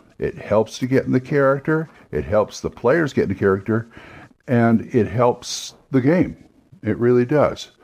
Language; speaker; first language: English; native; English